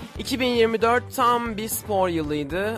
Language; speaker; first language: Turkish; native; Turkish